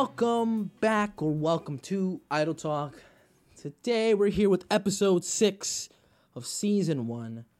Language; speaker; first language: English; native; English